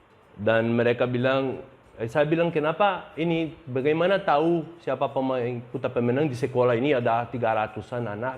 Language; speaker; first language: Indonesian; non-native, fluent; Portuguese